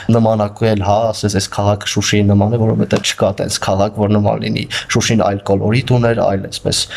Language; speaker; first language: Armenian; native; Armenian